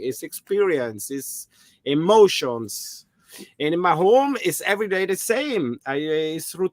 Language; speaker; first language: English; non-native, learner; German